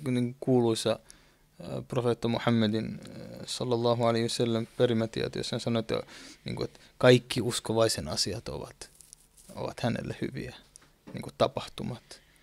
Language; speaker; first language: Finnish; early bilingual, other home language; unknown